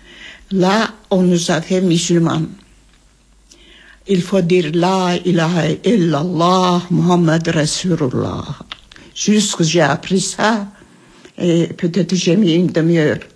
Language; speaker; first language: French; early bilingual, other home language; Armenian